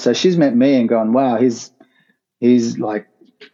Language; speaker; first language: English; native; English